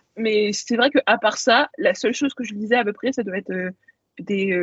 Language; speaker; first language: French; native; French